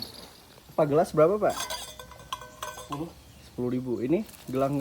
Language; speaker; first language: Indonesian; native; Indonesian